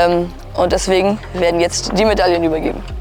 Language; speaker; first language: German; native; German